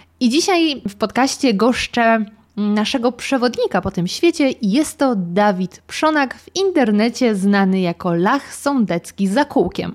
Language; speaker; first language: Polish; native; Polish